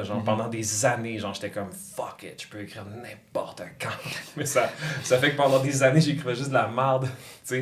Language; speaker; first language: French; early bilingual, other home language; Turkish